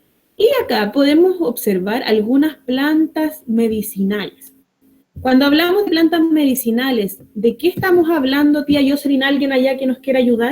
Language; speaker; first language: Spanish; native; Spanish